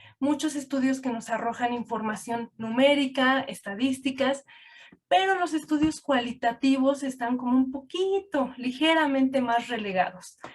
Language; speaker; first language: Spanish; native; Spanish